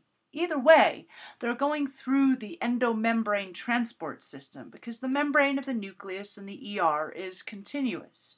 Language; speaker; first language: English; native; English